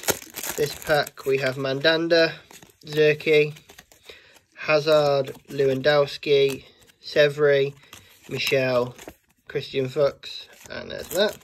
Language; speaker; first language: English; native; English